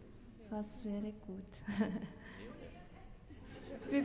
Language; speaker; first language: German; non-native, learner; Korean